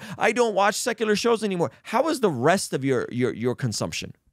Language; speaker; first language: English; native; English